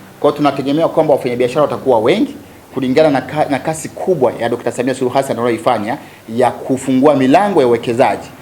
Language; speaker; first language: Swahili; native; Swahili